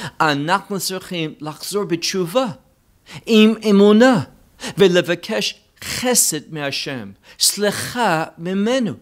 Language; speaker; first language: Hebrew; non-native, fluent; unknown